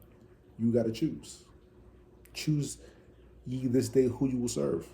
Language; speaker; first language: English; native; English